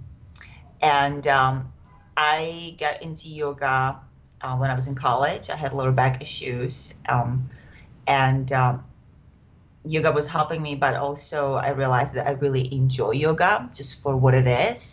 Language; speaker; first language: English; non-native, fluent; Czech